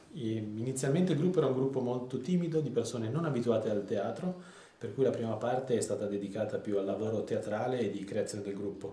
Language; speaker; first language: Italian; native; Italian